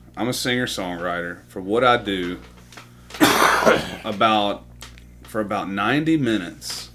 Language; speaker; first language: English; native; English